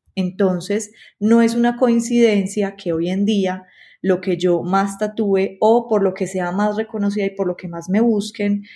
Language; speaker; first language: Spanish; native; Spanish